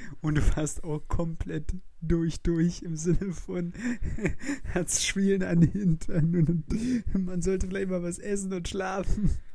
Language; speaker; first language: German; native; German